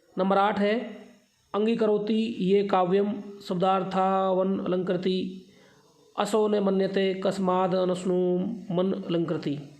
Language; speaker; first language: Hindi; native; Hindi